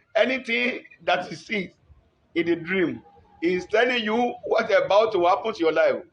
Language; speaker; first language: English; non-native, local second language; Yoruba